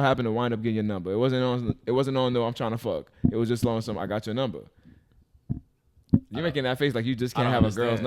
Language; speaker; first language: English; native; English